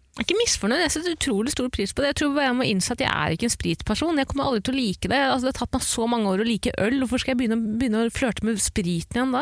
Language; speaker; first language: Norwegian; early bilingual, other home language; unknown